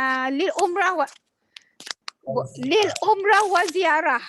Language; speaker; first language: Arabic; non-native, learner; Malay